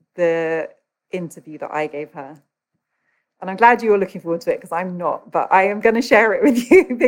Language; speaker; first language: English; native; English